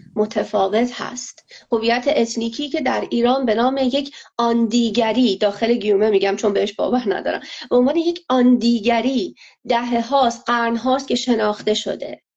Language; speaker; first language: Persian; non-native, local second language; Azerbaijani